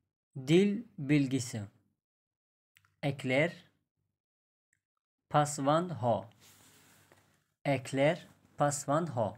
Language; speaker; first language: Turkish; non-native, fluent; Persian